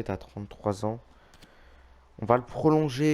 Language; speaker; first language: French; native; French